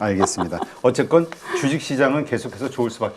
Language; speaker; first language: Korean; native; Korean